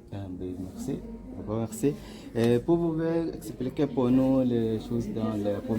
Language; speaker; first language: French; non-native, learner; Arabic